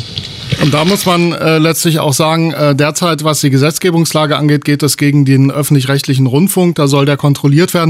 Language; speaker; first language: German; native; German